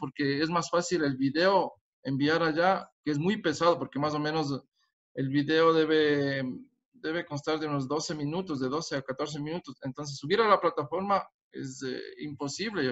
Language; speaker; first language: Spanish; native; Spanish